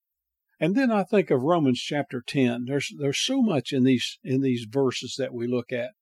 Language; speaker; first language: English; native; English